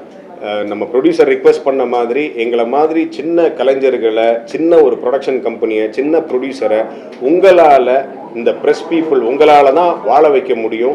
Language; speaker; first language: Tamil; native; Tamil